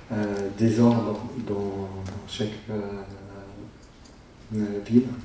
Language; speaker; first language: French; non-native, fluent; Arabic